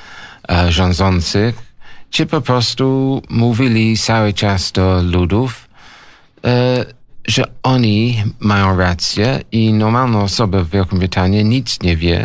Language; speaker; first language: Polish; non-native, fluent; English